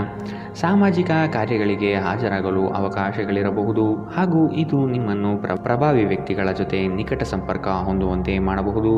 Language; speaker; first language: Kannada; native; Kannada